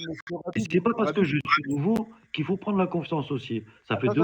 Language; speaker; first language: French; native; French